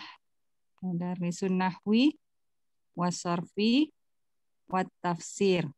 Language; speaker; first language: Arabic; non-native, learner; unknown